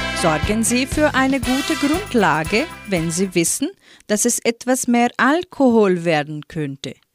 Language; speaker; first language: German; native; German